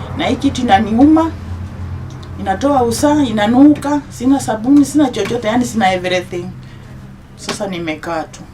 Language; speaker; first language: Swahili; non-native, local second language; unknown